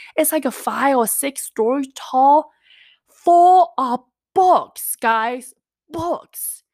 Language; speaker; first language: English; non-native, fluent; Chinese